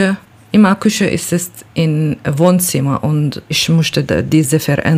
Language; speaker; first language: German; non-native, learner; Kurdish